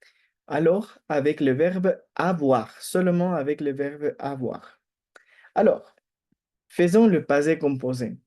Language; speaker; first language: French; non-native, fluent; Spanish